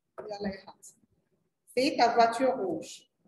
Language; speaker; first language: French; non-native, learner; Arabic